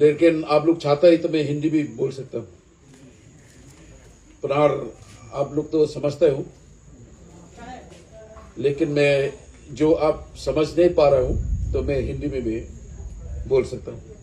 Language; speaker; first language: Hindi; non-native, local second language; Khasi